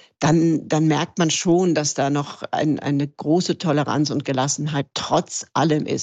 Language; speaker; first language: German; native; German